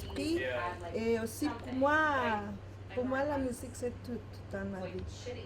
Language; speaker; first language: French; non-native, learner; Spanish